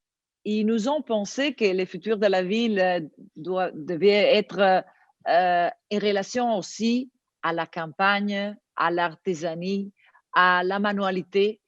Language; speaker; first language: French; non-native, learner; Italian